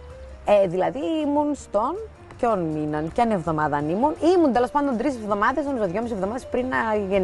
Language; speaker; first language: Greek; native; Greek